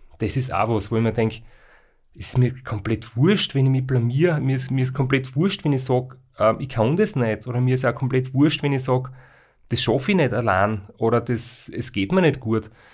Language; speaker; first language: German; native; German